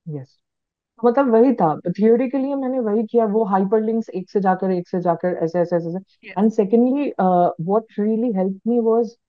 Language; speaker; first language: Hindi; non-native, local second language; Bangla